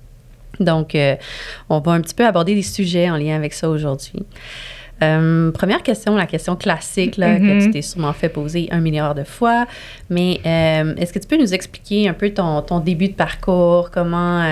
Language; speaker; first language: French; native; French